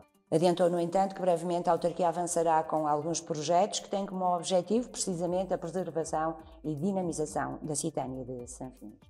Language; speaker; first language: Portuguese; native; Portuguese